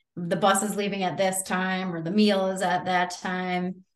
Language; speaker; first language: English; native; English